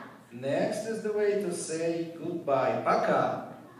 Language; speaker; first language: English; non-native, fluent; Russian